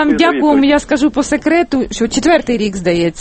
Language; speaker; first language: Ukrainian; native; Ukrainian